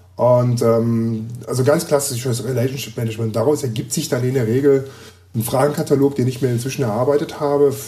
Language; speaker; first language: German; native; German